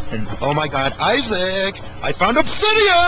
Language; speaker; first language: English; native; English